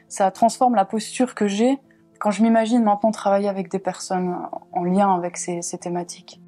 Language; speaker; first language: French; native; French